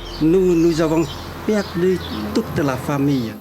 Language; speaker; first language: French; non-native, fluent; Khmer